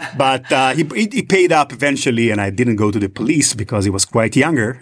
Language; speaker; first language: English; non-native, fluent; Hebrew